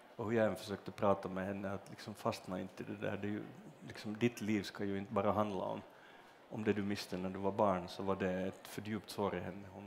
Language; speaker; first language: Swedish; native; Swedish